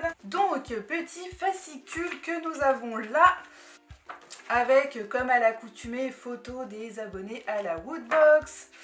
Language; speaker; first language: French; native; French